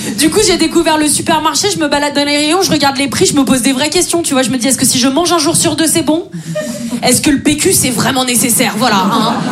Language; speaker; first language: French; native; French